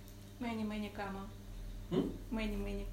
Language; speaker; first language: English; non-native, learner; Russian